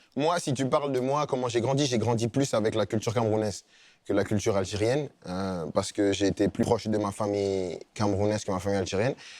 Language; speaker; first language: French; native; French